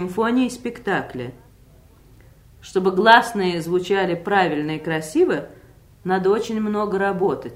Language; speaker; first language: Russian; native; Russian